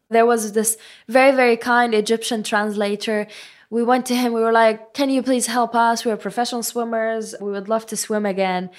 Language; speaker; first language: English; non-native, fluent; Arabic